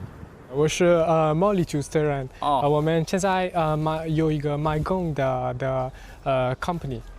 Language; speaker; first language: Chinese; non-native, learner; Morisyen